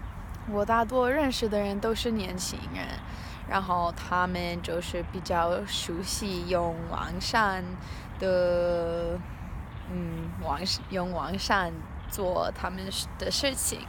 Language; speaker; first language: Chinese; non-native, learner; English